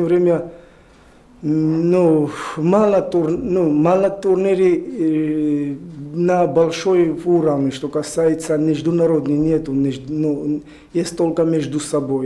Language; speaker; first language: Russian; non-native, learner; Georgian